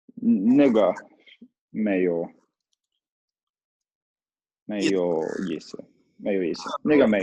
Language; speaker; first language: Chinese; non-native, learner; Swedish